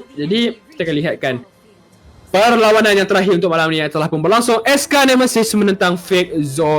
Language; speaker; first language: Malay; native; Malay